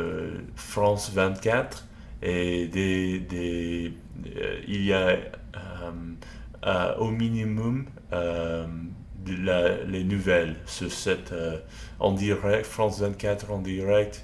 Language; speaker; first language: French; non-native, learner; English